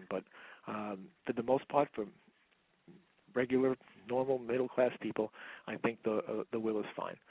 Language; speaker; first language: English; native; English